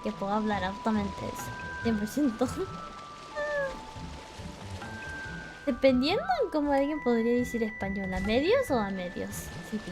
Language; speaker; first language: Spanish; early bilingual, heritage; Spanish